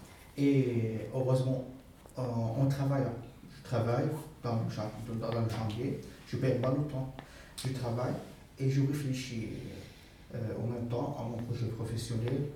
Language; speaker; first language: French; non-native, fluent; Arabic